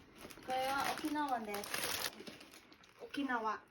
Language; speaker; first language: Japanese; non-native, learner; English